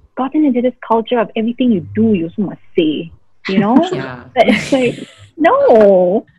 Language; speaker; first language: English; native; English